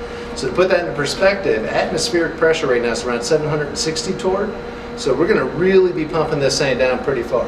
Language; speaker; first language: English; native; English